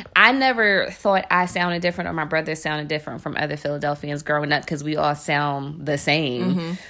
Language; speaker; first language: English; native; English